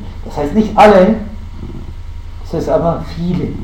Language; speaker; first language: German; non-native, fluent; Arabic